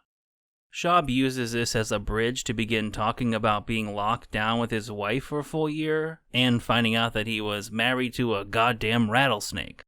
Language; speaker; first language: English; native; English